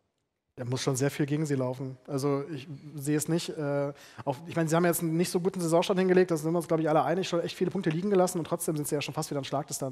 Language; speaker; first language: German; native; German